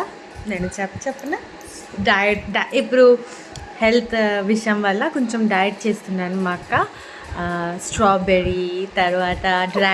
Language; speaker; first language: Telugu; non-native, fluent; Bangla